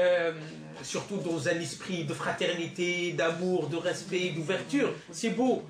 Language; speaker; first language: French; non-native, local second language; Arabic